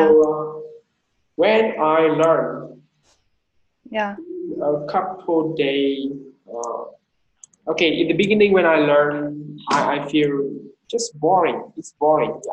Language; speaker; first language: English; non-native, fluent; Vietnamese